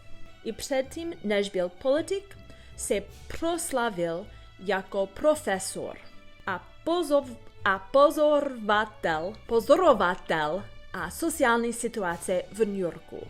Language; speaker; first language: Czech; non-native, learner; English